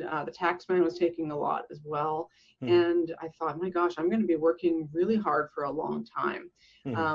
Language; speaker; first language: English; native; English